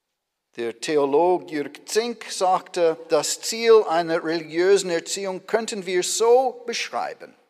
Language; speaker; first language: German; non-native, fluent; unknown